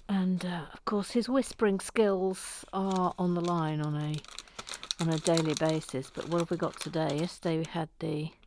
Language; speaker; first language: English; native; English